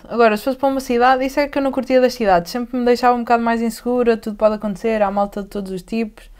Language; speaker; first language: Portuguese; native; Portuguese